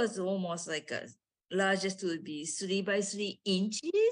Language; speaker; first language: English; non-native, fluent; Japanese